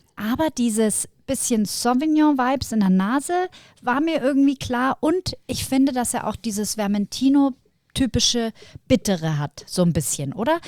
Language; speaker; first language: German; native; German